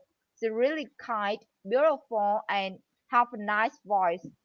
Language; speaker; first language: English; non-native, learner; Vietnamese